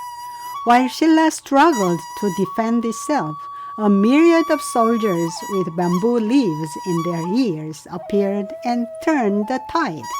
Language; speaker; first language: English; non-native, fluent; Korean